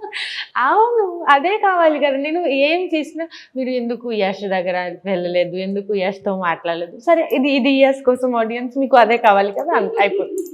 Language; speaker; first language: Telugu; non-native, learner; Bangla